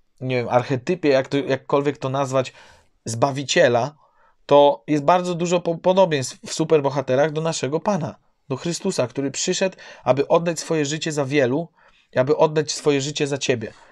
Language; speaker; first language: Polish; native; Polish